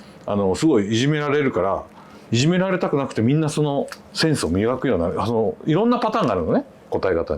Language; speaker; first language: Japanese; native; Japanese